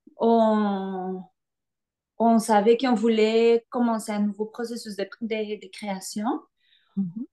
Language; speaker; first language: French; non-native, fluent; Spanish